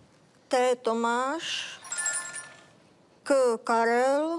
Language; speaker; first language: Czech; native; Czech